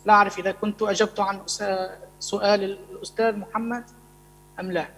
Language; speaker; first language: Arabic; native; Arabic